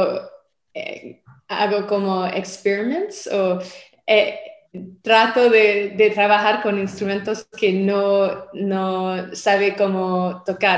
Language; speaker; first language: Spanish; non-native, learner; French